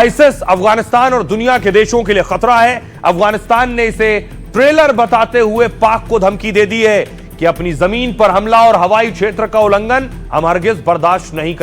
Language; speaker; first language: Hindi; native; Hindi